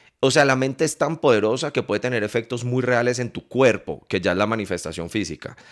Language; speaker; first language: Spanish; early bilingual, heritage; English